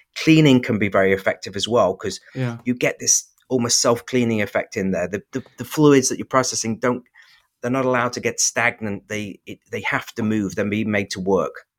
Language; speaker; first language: English; native; English